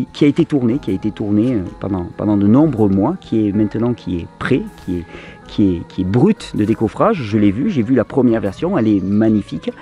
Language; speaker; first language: French; native; French